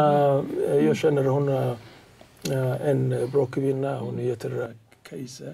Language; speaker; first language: Swedish; non-native, learner; Somali